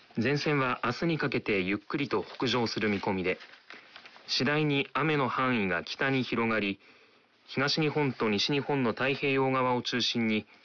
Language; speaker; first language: Japanese; native; Japanese